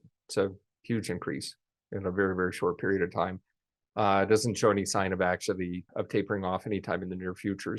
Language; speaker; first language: English; native; English